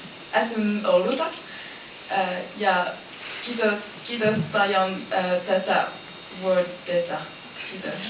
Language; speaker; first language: Finnish; non-native, learner; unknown